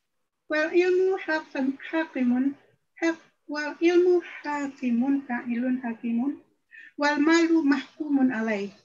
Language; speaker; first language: Arabic; non-native, learner; Indonesian